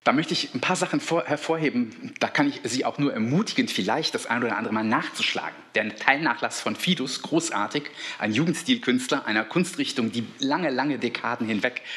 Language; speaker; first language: German; native; German